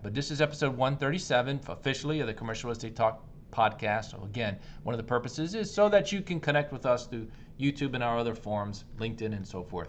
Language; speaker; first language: English; native; English